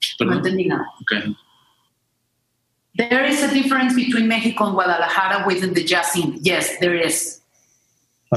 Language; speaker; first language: English; non-native, fluent; Spanish